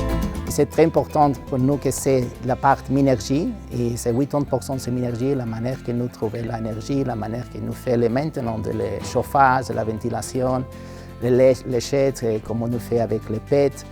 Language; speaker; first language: French; non-native, learner; Spanish